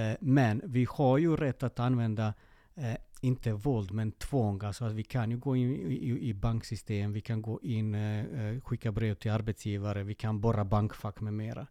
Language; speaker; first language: Swedish; early bilingual, other home language; Serbian